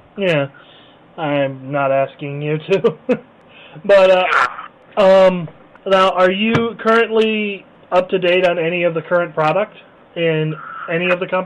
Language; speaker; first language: English; native; English